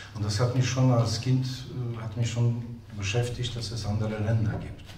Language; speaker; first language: German; non-native, fluent; Polish